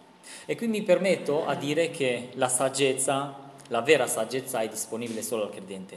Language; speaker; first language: Italian; non-native, fluent; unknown